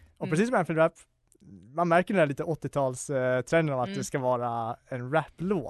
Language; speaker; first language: Swedish; native; Swedish